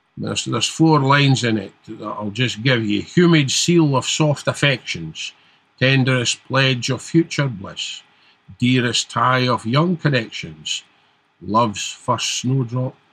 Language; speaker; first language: English; native; English